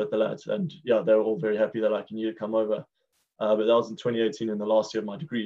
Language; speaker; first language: English; native; English